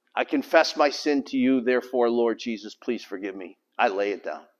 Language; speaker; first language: English; native; English